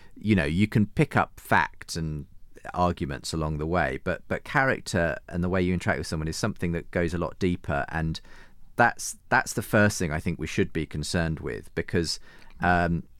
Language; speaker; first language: English; native; English